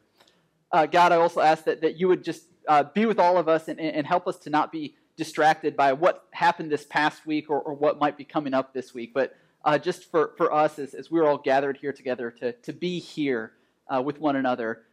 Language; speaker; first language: English; native; English